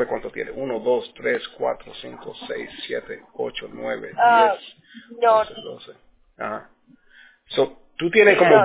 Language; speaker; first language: Spanish; early bilingual, heritage; Spanish